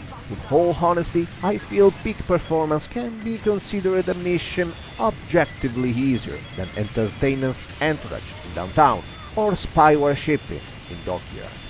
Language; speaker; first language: English; non-native, fluent; Italian